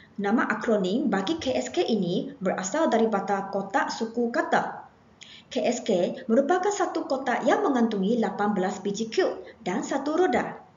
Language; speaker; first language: Malay; non-native, local second language; Chinese